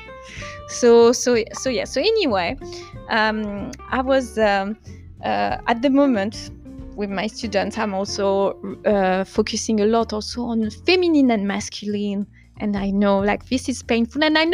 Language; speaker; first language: English; non-native, fluent; French